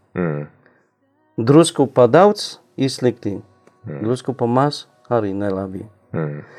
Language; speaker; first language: Latvian; non-native, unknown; Polish